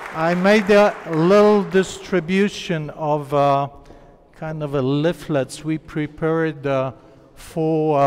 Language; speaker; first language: English; non-native, learner; Polish